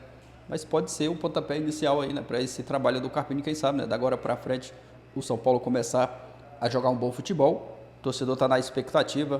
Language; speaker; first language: Portuguese; native; Portuguese